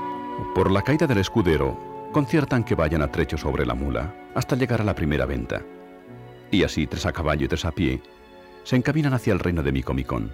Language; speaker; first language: Spanish; native; Spanish